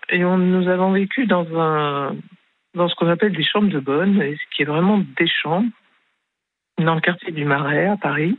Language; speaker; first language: French; early bilingual, other home language; Spanish